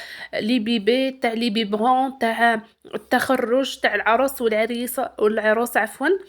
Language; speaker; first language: Arabic; native; Arabic